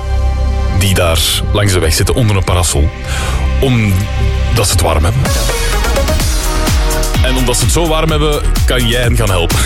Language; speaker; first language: Dutch; native; Dutch